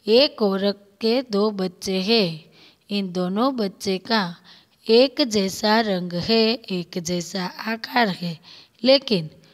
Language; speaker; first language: Hindi; non-native, local second language; Gujarati